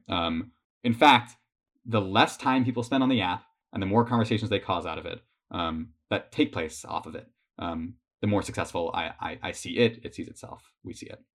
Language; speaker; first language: English; native; English